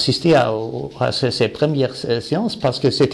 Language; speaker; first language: French; non-native, fluent; German